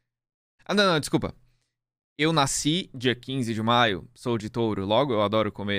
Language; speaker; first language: Portuguese; native; Portuguese